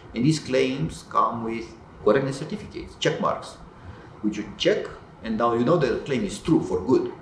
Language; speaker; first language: English; non-native, fluent; Romanian